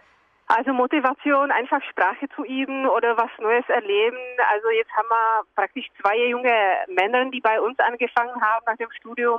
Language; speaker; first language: German; non-native, fluent; Czech